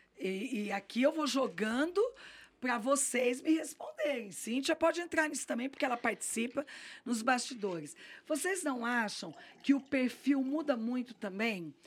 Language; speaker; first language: Portuguese; native; Portuguese